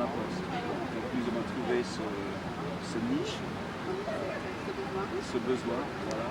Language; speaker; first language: French; native; French